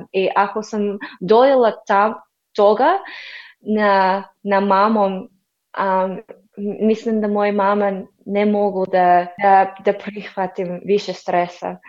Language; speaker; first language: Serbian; non-native, learner; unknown